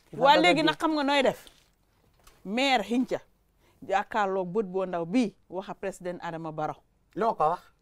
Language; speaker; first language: Wolof; native; Wolof